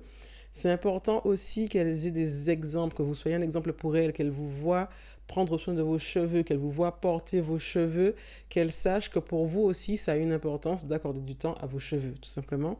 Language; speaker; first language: French; native; French